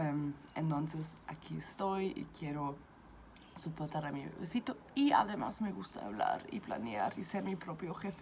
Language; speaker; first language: Spanish; non-native, fluent; German